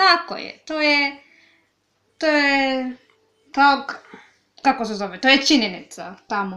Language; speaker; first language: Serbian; non-native, learner; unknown